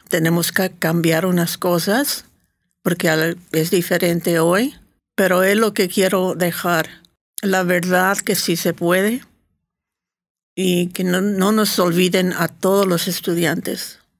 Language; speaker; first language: Spanish; early bilingual, heritage; Spanish